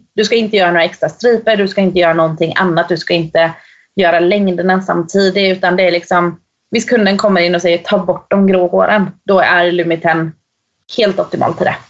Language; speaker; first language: Swedish; native; Swedish